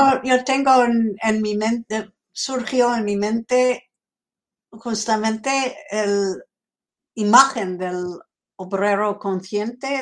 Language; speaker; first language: Spanish; non-native, fluent; English